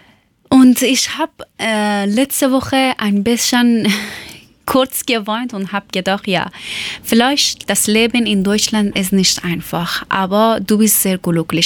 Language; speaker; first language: German; non-native, learner; Persian